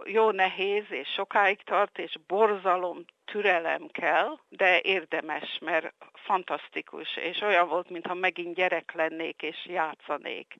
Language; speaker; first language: Hungarian; early bilingual, heritage; Hungarian